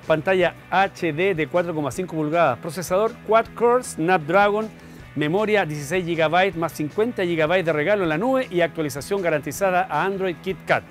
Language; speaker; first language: Spanish; native; Spanish